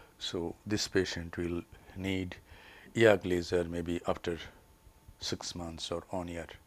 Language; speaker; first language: English; non-native, local second language; Bangla